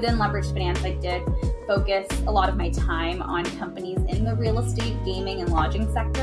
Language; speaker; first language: English; native; English